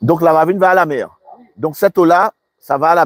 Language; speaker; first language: French; native; French